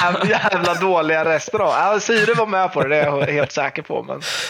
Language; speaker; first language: Swedish; native; Swedish